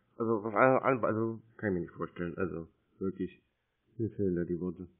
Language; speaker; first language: German; native; German